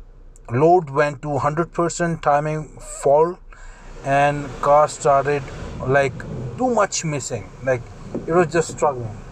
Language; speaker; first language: English; non-native, fluent; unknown